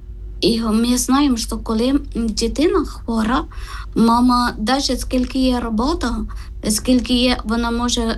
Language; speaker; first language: Ukrainian; non-native, learner; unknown